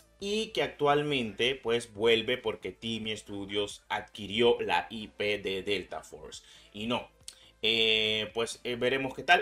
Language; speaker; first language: Spanish; native; Spanish